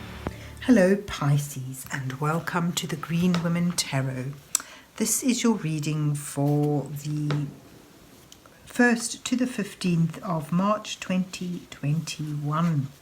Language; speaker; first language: English; native; English